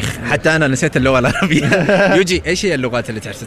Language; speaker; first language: Arabic; native; Arabic